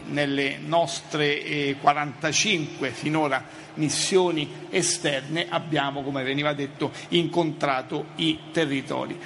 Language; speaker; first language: Italian; native; Italian